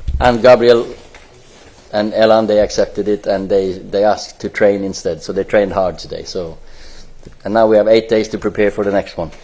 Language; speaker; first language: English; non-native, fluent; Norwegian